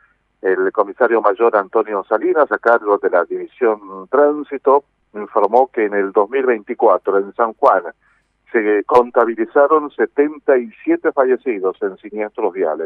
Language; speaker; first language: Spanish; native; Spanish